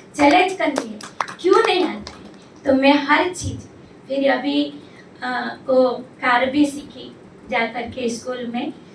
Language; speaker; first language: Hindi; non-native, local second language; Odia